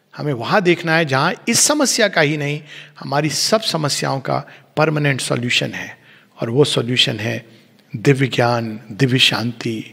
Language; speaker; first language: Hindi; native; Hindi